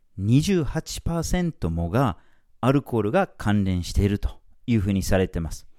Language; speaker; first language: Japanese; non-native, fluent; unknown